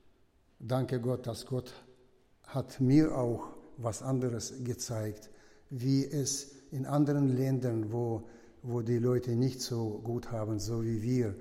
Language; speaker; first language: German; non-native, fluent; Russian